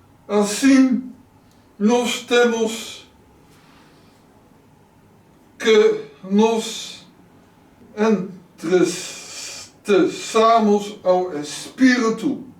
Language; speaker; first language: Portuguese; non-native, learner; Dutch